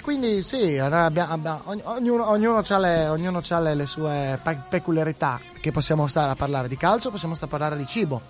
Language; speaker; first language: Italian; native; Italian